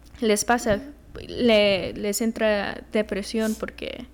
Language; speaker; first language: Spanish; early bilingual, heritage; Spanish